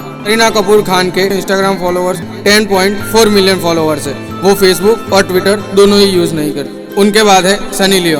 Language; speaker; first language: Hindi; native; Hindi